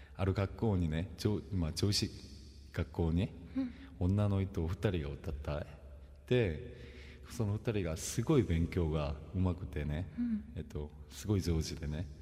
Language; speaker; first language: Japanese; non-native, fluent; Korean